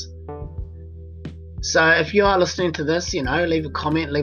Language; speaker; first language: English; native; English